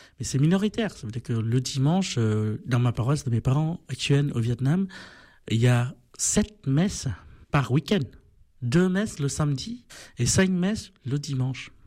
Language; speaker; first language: French; non-native, fluent; Vietnamese